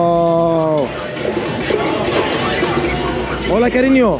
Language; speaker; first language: Spanish; non-native, learner; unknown